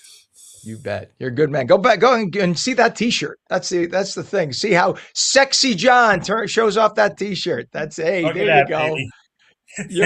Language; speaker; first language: English; native; English